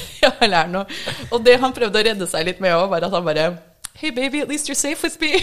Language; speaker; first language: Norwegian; early bilingual, other home language; English